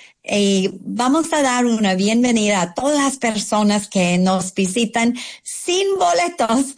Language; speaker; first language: Spanish; non-native, fluent; English